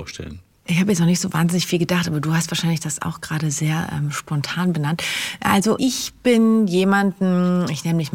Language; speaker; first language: German; native; German